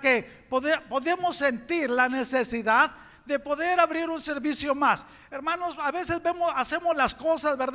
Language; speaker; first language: Spanish; native; Spanish